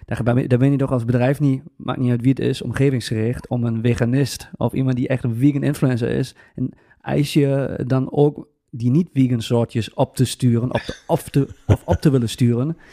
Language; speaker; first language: Dutch; native; Dutch